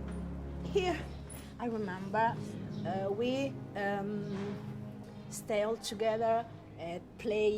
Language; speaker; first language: English; non-native, learner; Spanish